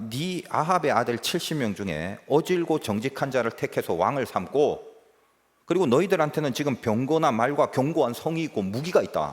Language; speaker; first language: Korean; native; Korean